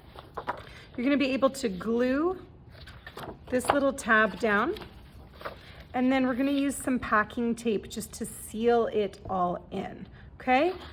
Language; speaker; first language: English; native; English